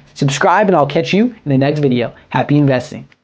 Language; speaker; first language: English; native; English